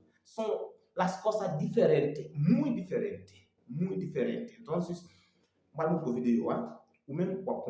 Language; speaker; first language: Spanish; non-native, learner; Haitian Creole